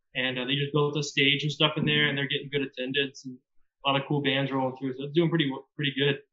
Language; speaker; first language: English; native; English